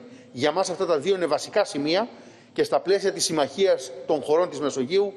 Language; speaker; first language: Greek; native; Greek